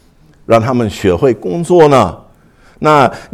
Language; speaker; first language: Chinese; non-native, fluent; English